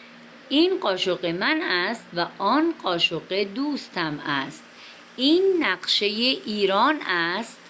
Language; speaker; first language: Persian; non-native, fluent; Urdu